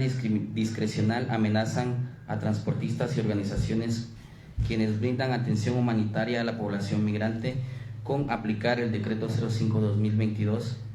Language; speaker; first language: Spanish; native; Spanish